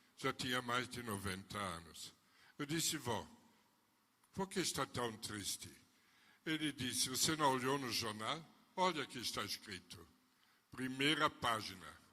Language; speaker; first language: Portuguese; non-native, fluent; German